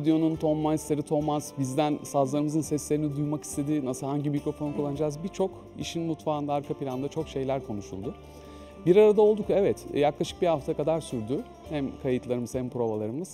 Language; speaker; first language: Turkish; native; Turkish